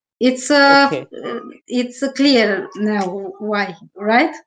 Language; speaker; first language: English; non-native, learner; Romanian